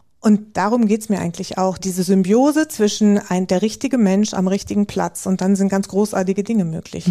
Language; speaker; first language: German; native; German